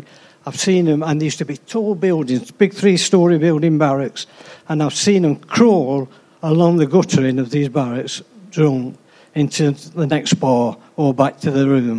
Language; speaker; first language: English; native; English